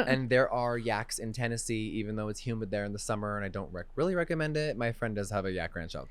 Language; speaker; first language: English; native; English